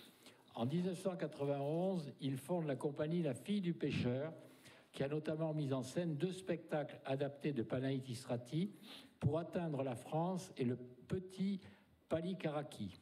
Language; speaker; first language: French; native; French